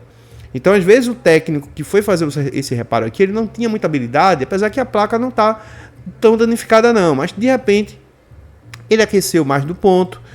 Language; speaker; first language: Portuguese; native; Portuguese